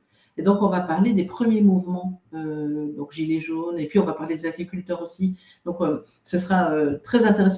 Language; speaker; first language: French; native; French